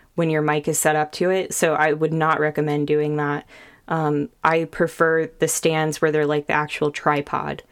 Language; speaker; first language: English; native; English